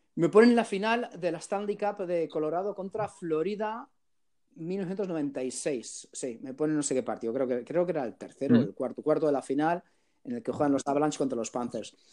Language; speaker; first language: Spanish; early bilingual, heritage; Spanish